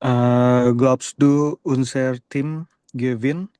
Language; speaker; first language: German; non-native, learner; Indonesian